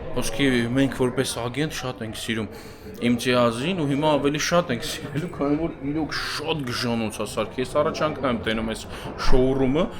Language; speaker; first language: Armenian; native; Armenian